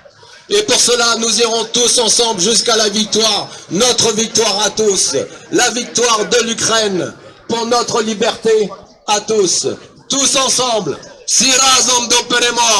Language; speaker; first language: French; non-native, fluent; Ukrainian